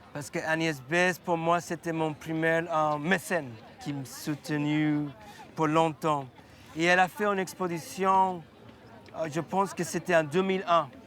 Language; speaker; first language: French; non-native, fluent; English